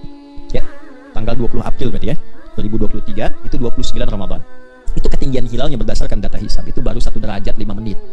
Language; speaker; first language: Indonesian; native; Indonesian